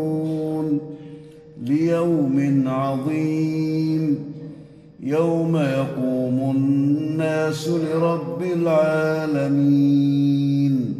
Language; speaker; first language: Arabic; native; Arabic